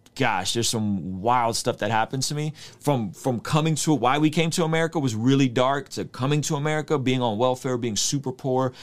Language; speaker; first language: English; early bilingual, other home language; Russian